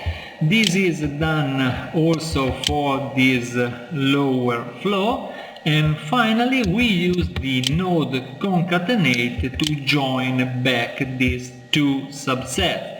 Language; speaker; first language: English; non-native, fluent; Italian